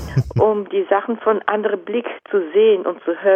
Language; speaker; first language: German; non-native, fluent; Japanese